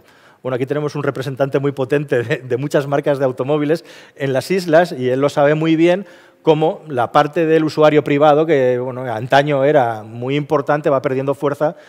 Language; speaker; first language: Spanish; native; Spanish